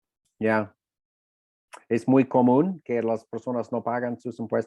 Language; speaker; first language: Spanish; non-native, fluent; English